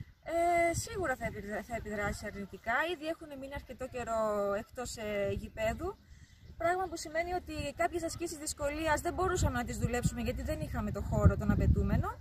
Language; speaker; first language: Greek; native; Greek